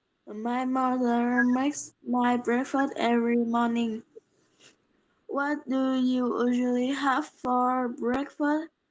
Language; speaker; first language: English; non-native, learner; Polish